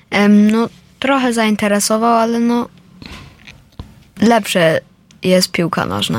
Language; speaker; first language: Polish; early bilingual, heritage; Polish